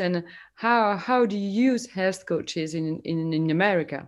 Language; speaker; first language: English; non-native, fluent; French